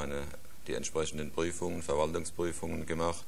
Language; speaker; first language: German; native; German